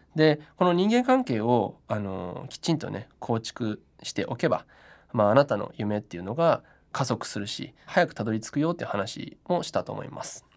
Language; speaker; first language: Japanese; native; Japanese